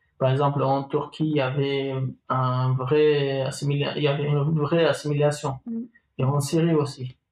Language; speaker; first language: French; non-native, fluent; Kurdish